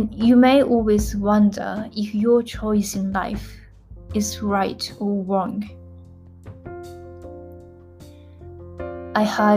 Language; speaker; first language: English; non-native, fluent; Japanese